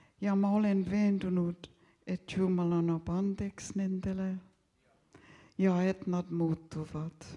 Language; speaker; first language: Estonian; early bilingual, heritage; Estonian